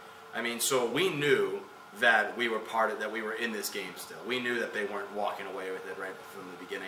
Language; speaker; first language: English; native; English